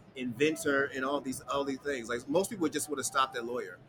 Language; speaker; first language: English; native; English